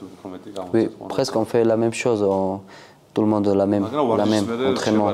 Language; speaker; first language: French; non-native, learner; Georgian